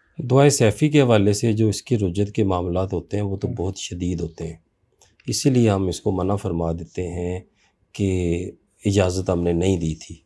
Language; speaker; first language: Urdu; native; Urdu